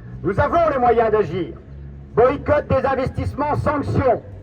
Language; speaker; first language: French; native; French